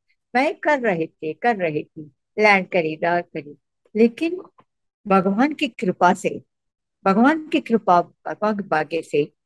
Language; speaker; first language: Hindi; non-native, local second language; Tamil